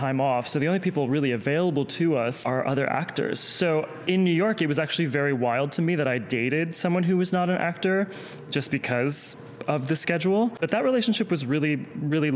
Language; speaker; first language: English; native; English